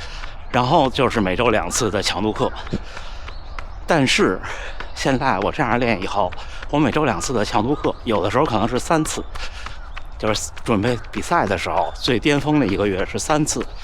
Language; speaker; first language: Chinese; native; Chinese